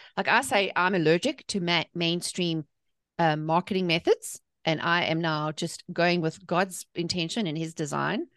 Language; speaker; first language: English; native; English